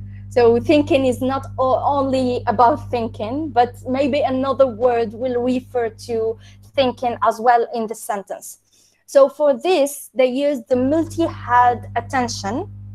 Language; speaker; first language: English; non-native, fluent; Arabic